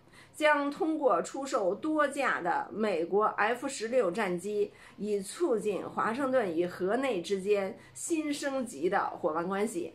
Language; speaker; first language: Chinese; native; Chinese